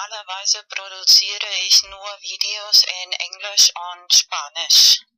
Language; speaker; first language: German; non-native, learner; Spanish